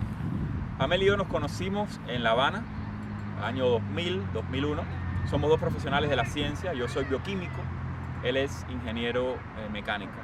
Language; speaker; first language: Spanish; native; Spanish